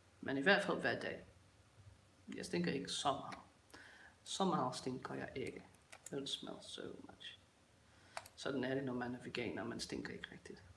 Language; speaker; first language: Danish; native; Danish